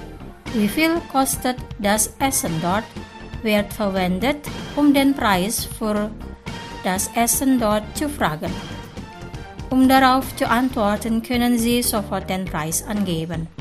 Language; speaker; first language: German; non-native, fluent; Indonesian